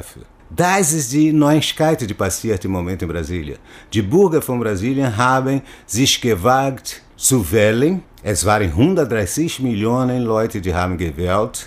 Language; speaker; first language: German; non-native, learner; Portuguese